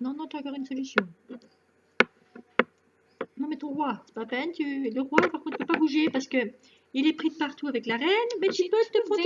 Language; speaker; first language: French; native; French